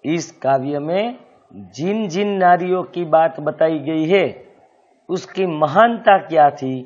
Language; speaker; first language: Hindi; non-native, local second language; Gujarati